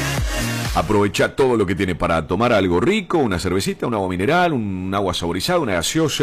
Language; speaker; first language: Spanish; native; Spanish